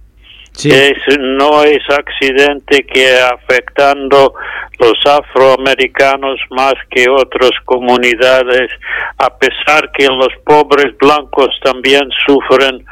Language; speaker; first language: Spanish; non-native, fluent; English